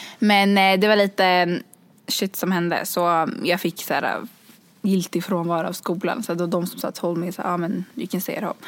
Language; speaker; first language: Swedish; early bilingual, other home language; Kurdish